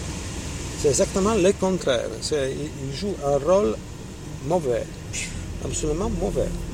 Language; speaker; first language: French; non-native, fluent; Italian